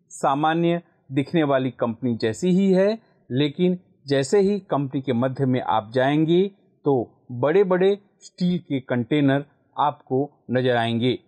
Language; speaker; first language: Hindi; non-native, local second language; Gujarati